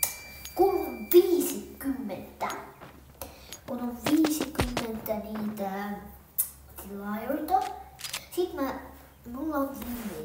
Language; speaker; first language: Finnish; early bilingual, other home language; Russian